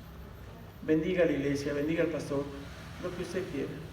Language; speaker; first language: Spanish; native; Spanish